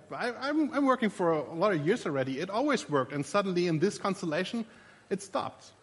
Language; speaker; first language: English; non-native, fluent; German